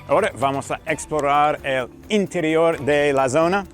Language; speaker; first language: Spanish; non-native, fluent; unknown